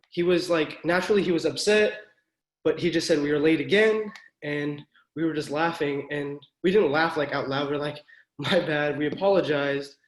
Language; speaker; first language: English; native; English